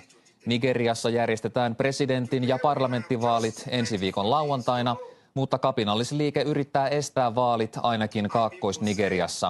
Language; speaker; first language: Finnish; native; Finnish